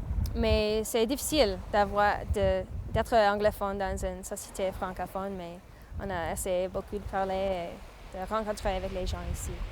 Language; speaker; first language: French; non-native, fluent; English